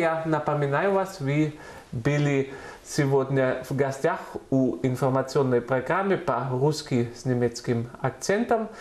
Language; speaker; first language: Russian; non-native, fluent; German